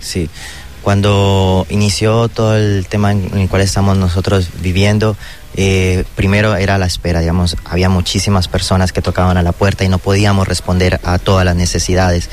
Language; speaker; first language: Spanish; native; Spanish